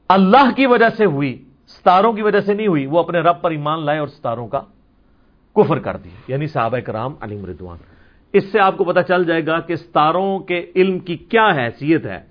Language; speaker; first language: Urdu; non-native, local second language; Punjabi